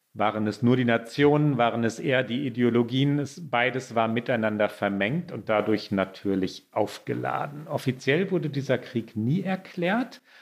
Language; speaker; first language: German; native; German